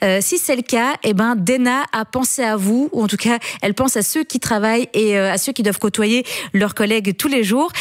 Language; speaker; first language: French; native; French